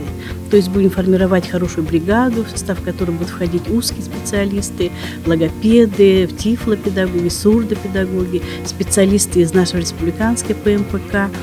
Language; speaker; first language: Russian; native; Russian